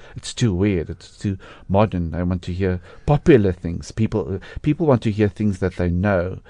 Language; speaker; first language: English; non-native, local second language; Afrikaans